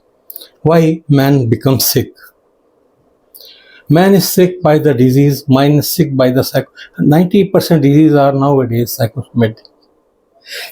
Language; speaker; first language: Hindi; native; Hindi